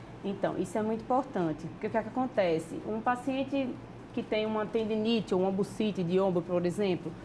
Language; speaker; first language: Portuguese; native; Portuguese